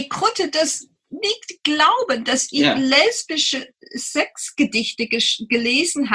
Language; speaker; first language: German; non-native, fluent; English